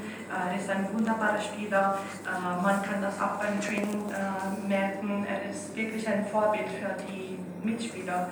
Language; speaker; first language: German; non-native, fluent; Italian